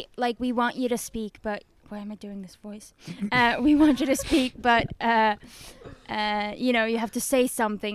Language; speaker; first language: English; non-native, fluent; Swedish